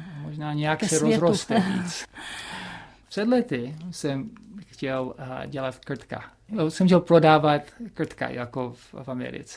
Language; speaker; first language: Czech; early bilingual, heritage; Czech